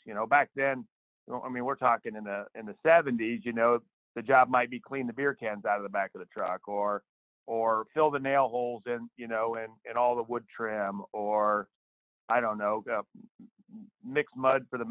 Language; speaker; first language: English; native; English